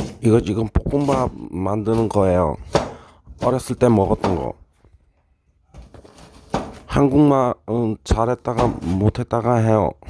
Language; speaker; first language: Korean; non-native, learner; Thai